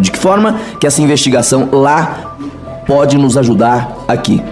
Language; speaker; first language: Portuguese; native; Portuguese